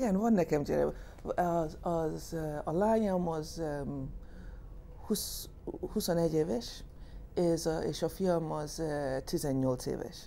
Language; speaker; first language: Hungarian; early bilingual, heritage; English